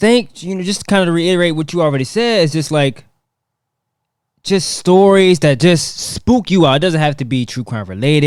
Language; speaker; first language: English; native; English